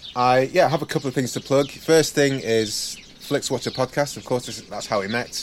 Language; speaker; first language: English; native; English